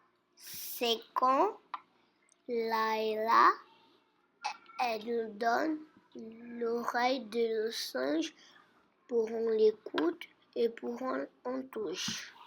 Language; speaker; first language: French; non-native, learner; Portuguese